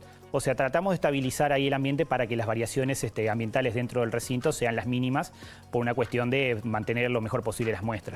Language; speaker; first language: Spanish; native; Spanish